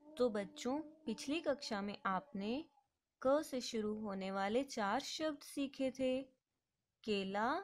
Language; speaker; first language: Hindi; native; Hindi